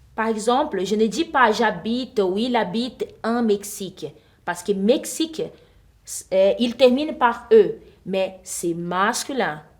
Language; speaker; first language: French; non-native, fluent; Portuguese